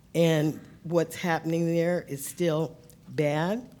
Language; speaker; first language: English; native; English